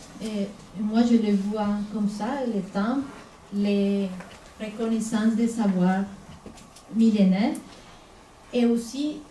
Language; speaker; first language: French; non-native, fluent; Spanish